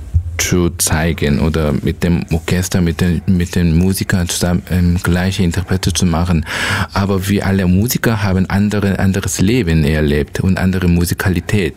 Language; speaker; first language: German; non-native, learner; Korean